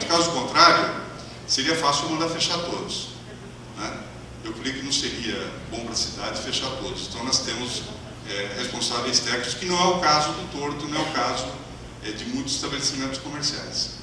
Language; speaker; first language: Portuguese; native; Portuguese